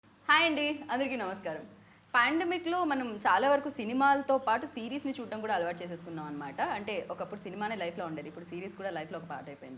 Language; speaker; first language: Telugu; native; Telugu